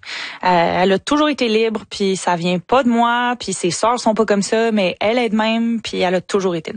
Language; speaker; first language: French; native; French